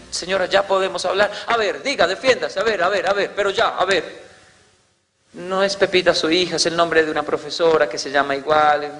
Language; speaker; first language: Spanish; native; Spanish